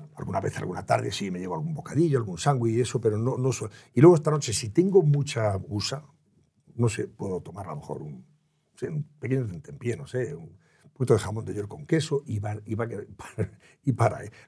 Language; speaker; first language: Spanish; native; Spanish